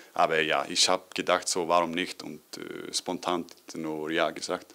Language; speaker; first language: German; non-native, learner; Icelandic